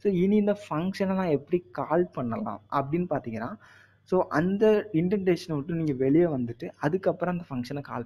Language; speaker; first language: Tamil; native; Tamil